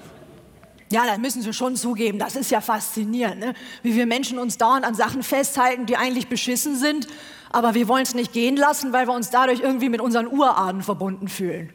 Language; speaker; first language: German; native; German